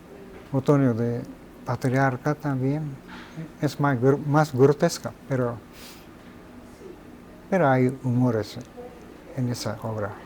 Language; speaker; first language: Spanish; non-native, fluent; Japanese